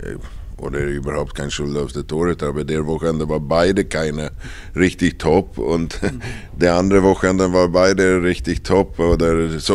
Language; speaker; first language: German; non-native, fluent; Swedish